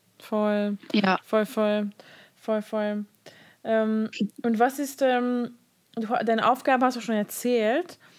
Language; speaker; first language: German; non-native, fluent; Hungarian